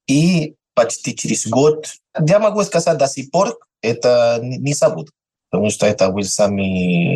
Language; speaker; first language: Russian; non-native, learner; Spanish